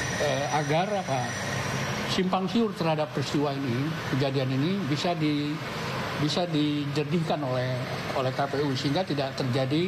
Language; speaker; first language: Indonesian; native; Indonesian